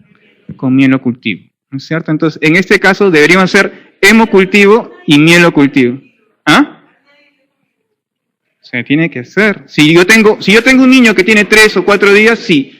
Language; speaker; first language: Spanish; native; Spanish